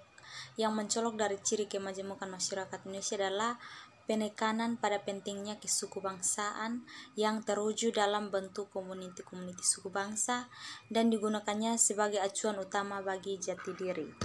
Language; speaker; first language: Indonesian; native; Indonesian